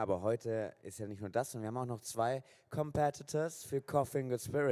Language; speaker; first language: German; native; German